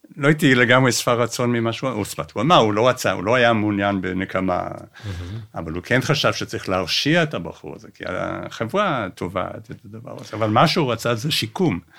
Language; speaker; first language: Hebrew; non-native, fluent; English